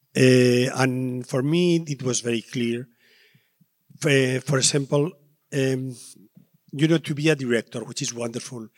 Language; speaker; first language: English; non-native, learner; Spanish